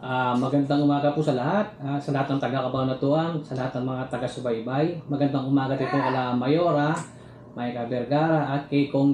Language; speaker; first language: Filipino; native; Filipino